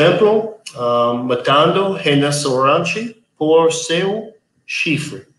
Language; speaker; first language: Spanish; non-native, learner; English